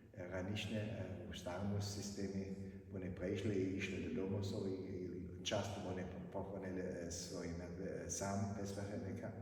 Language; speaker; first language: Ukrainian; non-native, fluent; German